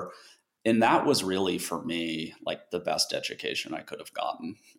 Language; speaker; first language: English; native; English